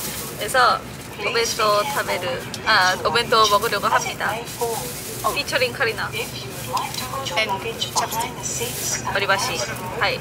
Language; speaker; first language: Korean; early bilingual, heritage; Korean